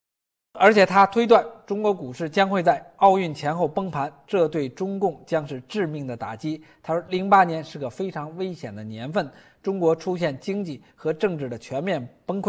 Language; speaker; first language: Chinese; native; Chinese